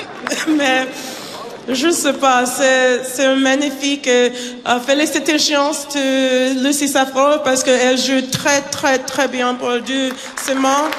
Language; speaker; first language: French; non-native, learner; English